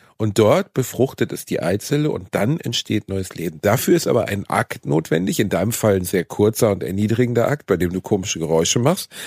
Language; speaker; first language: German; native; German